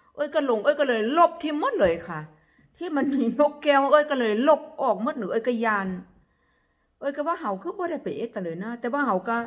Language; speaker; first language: Northeastern Thai; non-native, local second language; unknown